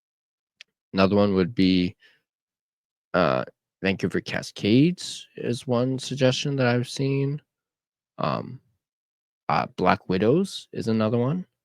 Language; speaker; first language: English; native; English